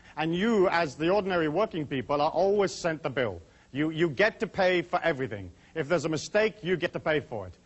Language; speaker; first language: English; native; English